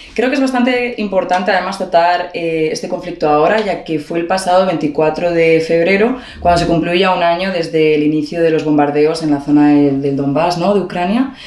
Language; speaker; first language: Spanish; native; Spanish